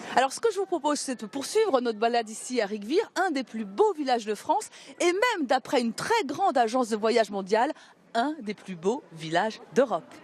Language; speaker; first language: French; native; French